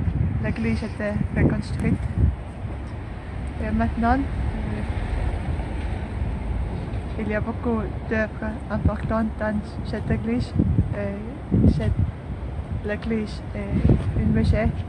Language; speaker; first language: French; non-native, learner; Estonian